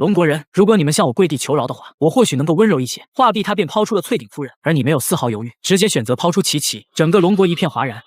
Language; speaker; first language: Chinese; native; Chinese